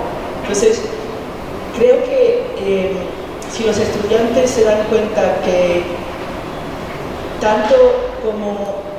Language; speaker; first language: Spanish; early bilingual, heritage; Spanish